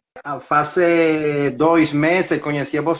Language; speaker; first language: Portuguese; non-native, learner; Spanish